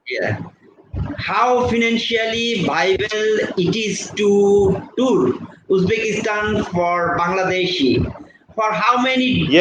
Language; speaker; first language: English; non-native, fluent; Bangla